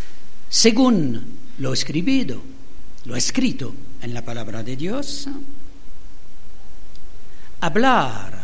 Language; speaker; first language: Spanish; non-native, fluent; French